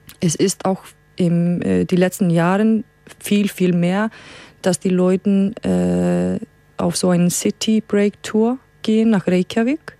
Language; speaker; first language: German; non-native, fluent; Icelandic